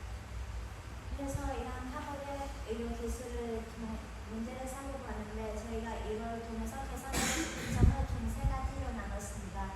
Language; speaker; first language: Korean; non-native, fluent; Khmer